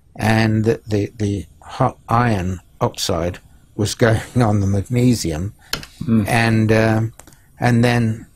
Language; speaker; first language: English; native; English